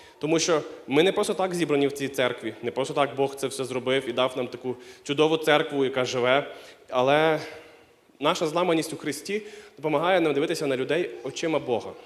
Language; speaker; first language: Ukrainian; non-native, local second language; Russian